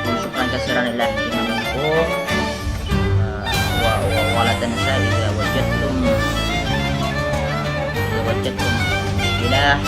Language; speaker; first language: Arabic; non-native, learner; Indonesian